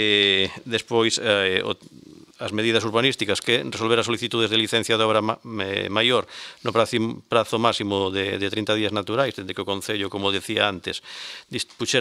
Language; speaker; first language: Galician; native; Galician